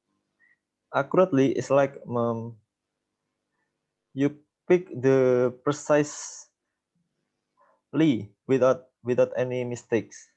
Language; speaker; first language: English; non-native, learner; Indonesian